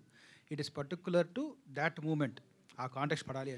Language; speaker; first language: Telugu; native; Telugu